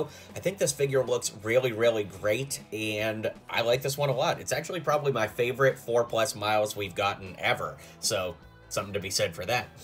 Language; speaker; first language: English; native; English